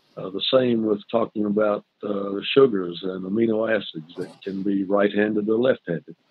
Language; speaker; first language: English; native; English